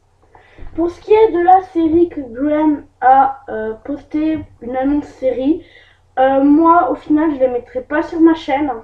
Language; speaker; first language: French; native; French